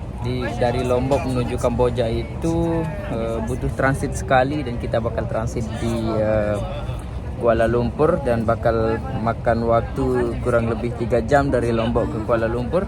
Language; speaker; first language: Indonesian; non-native, local second language; Sasak